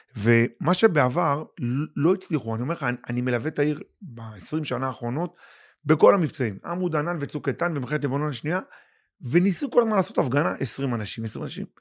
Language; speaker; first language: Hebrew; native; Hebrew